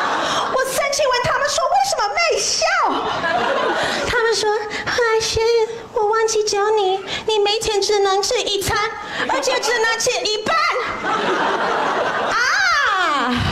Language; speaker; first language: Chinese; non-native, fluent; English